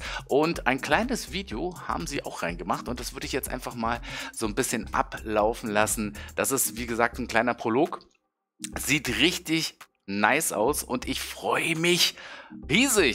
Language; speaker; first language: German; native; German